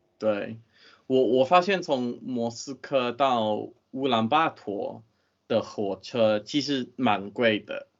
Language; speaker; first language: Chinese; non-native, fluent; English